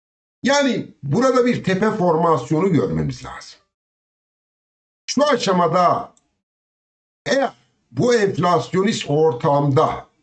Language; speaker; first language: Turkish; native; Turkish